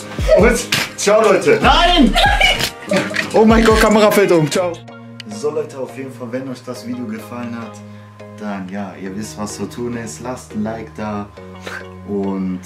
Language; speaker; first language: German; native; German